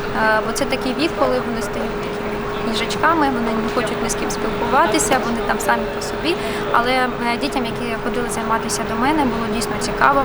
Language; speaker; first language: Ukrainian; non-native, local second language; Russian